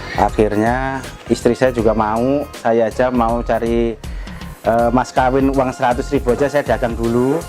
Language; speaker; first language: Indonesian; non-native, local second language; Javanese